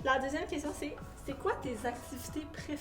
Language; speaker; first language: French; native; French